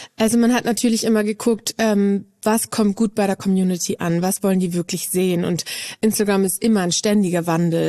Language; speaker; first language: German; native; German